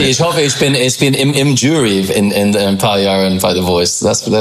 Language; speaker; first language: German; non-native, learner; English